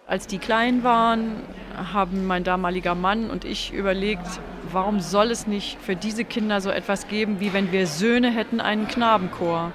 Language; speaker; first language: German; native; German